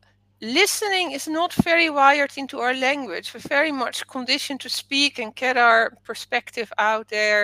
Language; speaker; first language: English; non-native, fluent; Dutch